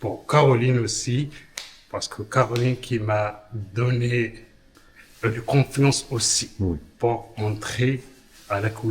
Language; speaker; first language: French; non-native, learner; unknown